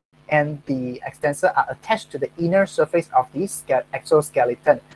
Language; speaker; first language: English; non-native, local second language; Chinese